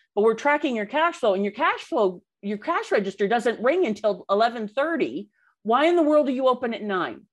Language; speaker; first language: English; native; English